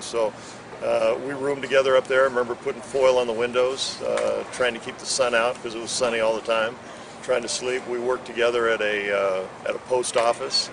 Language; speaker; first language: English; native; English